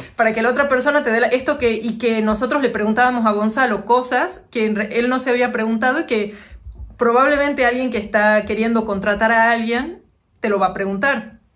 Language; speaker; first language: Spanish; native; Spanish